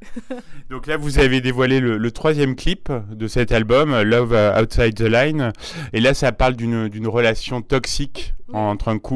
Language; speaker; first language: French; native; French